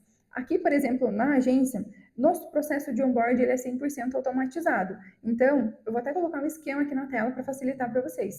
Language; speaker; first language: Portuguese; native; Portuguese